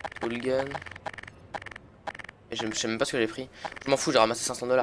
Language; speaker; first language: French; native; French